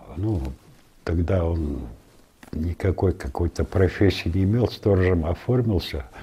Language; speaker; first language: Russian; non-native, local second language; Ingush